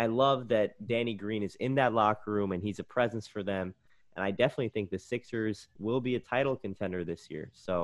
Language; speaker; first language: English; native; English